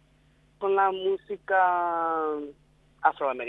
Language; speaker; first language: Spanish; non-native, learner; English